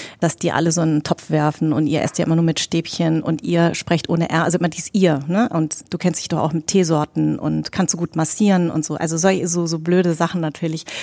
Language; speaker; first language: German; native; German